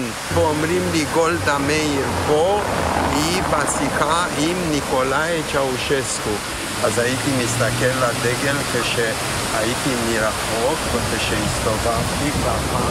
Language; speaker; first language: Hebrew; non-native, fluent; Romanian